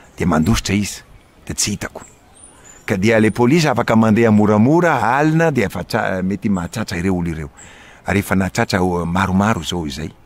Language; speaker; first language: Malagasy; non-native, fluent; Spanish